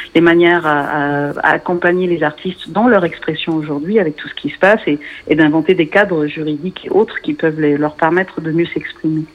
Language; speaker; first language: French; non-native, local second language; Arabic